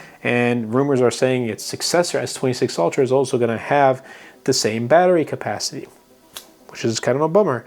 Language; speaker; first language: English; native; English